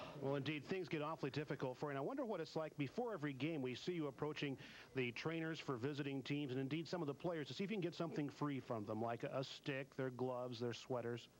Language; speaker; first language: English; native; English